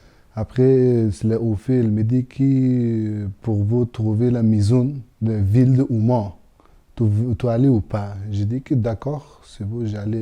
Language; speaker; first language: French; non-native, learner; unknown